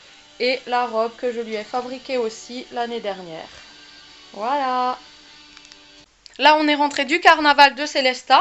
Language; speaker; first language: French; native; French